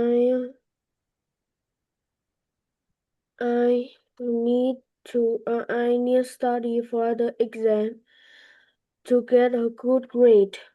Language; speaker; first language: English; non-native, learner; Vietnamese